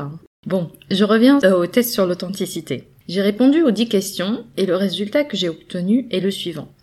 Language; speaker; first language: French; native; French